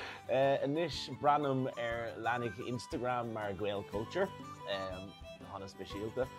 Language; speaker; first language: Irish; non-native, local second language; English